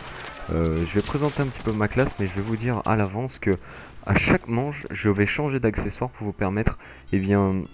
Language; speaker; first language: French; native; French